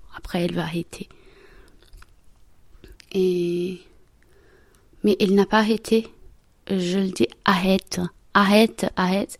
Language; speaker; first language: French; non-native, learner; Portuguese